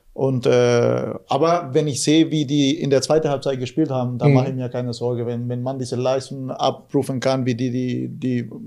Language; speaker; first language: German; non-native, fluent; Guarani